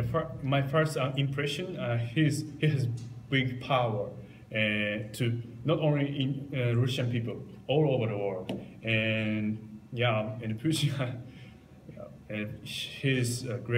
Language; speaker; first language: English; non-native, learner; Japanese